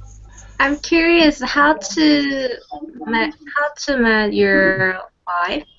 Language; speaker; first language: English; non-native, learner; Korean